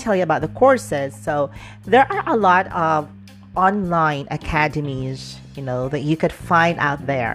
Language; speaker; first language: English; non-native, local second language; Cebuano